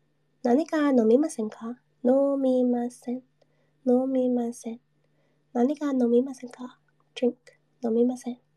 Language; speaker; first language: Japanese; non-native, learner; English